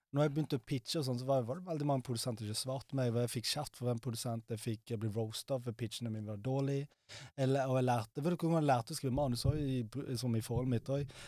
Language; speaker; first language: Norwegian; early bilingual, other home language; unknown